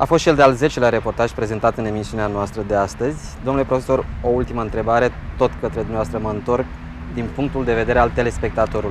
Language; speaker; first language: Romanian; native; Romanian